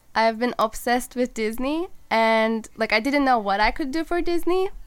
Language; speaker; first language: English; non-native, fluent; Turkish